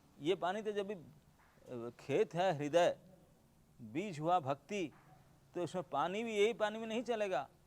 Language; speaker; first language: Hindi; non-native, local second language; Bangla